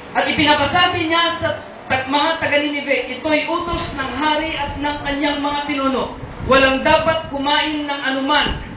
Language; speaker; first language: Filipino; non-native, local second language; Iloko